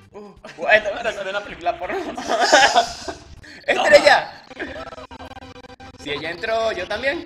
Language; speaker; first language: Spanish; native; Spanish